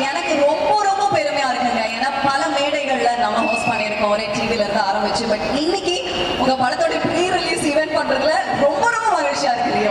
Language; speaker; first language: Tamil; native; Tamil